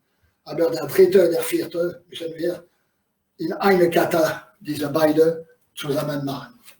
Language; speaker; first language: German; non-native, learner; French